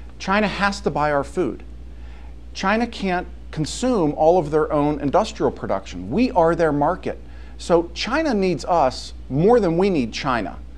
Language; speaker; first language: English; native; English